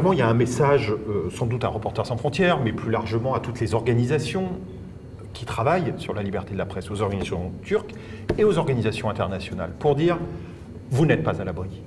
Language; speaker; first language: French; native; French